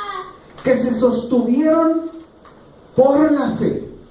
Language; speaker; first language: Spanish; native; Spanish